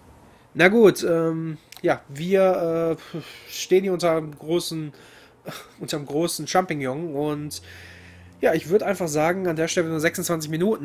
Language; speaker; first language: German; native; German